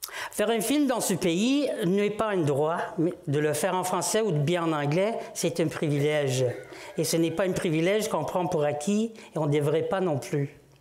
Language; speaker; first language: French; non-native, fluent; English